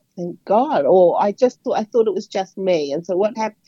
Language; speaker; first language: English; native; English